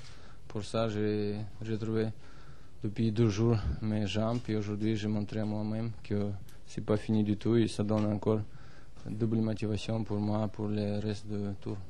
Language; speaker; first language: French; non-native, learner; Russian